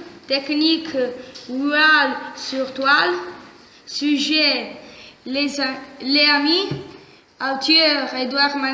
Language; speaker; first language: French; non-native, learner; Italian